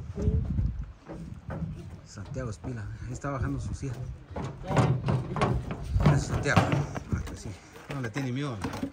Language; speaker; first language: Spanish; native; Spanish